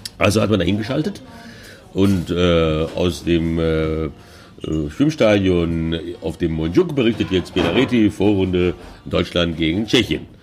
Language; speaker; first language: German; early bilingual, other home language; Hungarian